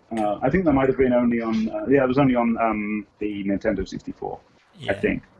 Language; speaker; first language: English; native; English